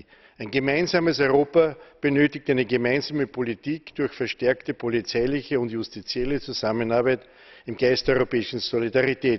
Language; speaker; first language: German; native; German